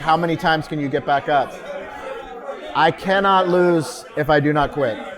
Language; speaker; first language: English; native; English